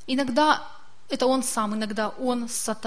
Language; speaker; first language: Russian; native; Russian